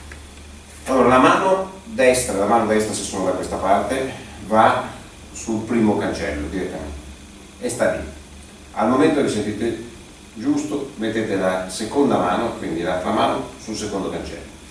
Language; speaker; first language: Italian; native; Italian